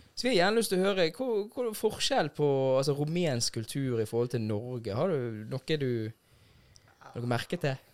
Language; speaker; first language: Norwegian; native; Norwegian